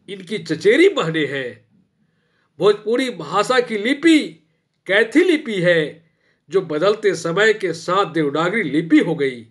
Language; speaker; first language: Hindi; non-native, local second language; Bhojpuri